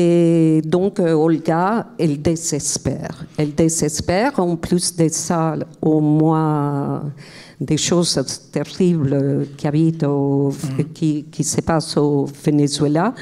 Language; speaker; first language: French; non-native, fluent; Spanish